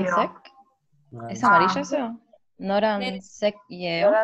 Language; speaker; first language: Korean; non-native, learner; Spanish